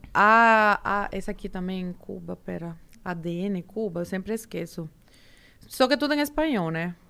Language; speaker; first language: Portuguese; early bilingual, other home language; Spanish